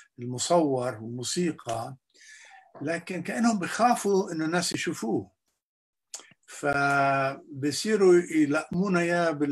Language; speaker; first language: Arabic; native; Arabic